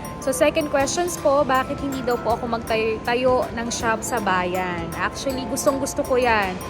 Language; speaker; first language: Filipino; native; Filipino